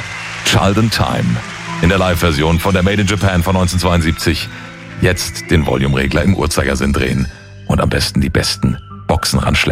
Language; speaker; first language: German; native; German